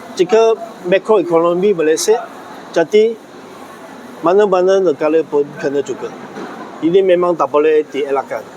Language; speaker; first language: Malay; non-native, local second language; Chinese